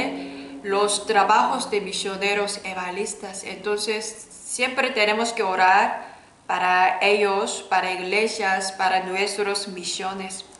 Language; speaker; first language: Spanish; non-native, learner; Korean